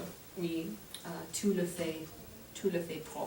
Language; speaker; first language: French; non-native, fluent; English